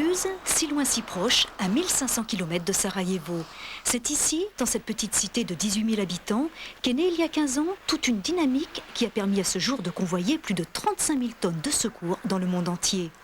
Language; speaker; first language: French; native; French